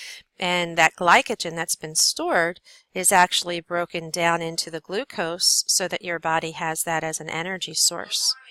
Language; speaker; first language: English; native; English